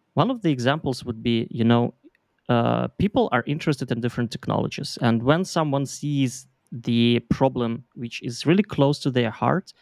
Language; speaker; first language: English; non-native, fluent; Belarusian